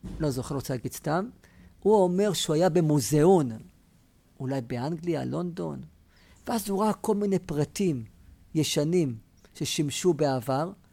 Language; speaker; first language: Hebrew; native; Hebrew